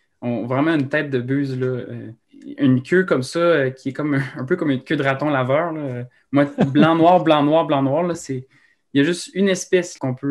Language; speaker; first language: French; native; French